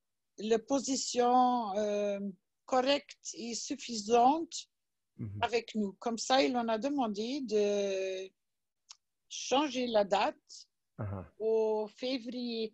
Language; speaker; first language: French; non-native, learner; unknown